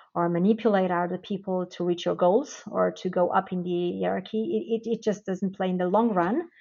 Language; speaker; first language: English; non-native, fluent; Portuguese